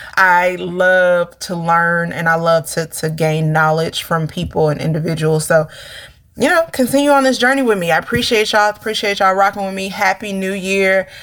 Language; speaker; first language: English; native; English